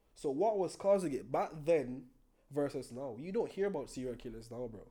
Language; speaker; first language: English; non-native, local second language; Jamaican Creole English